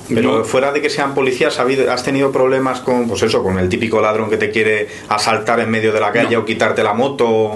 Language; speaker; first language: Spanish; native; Spanish